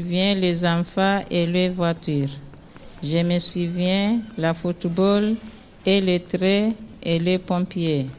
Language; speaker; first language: French; non-native, learner; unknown